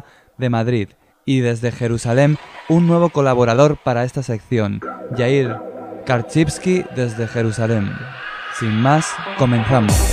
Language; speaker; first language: Spanish; native; Spanish